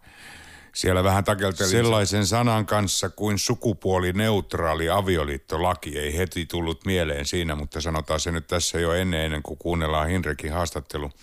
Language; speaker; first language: Finnish; native; Finnish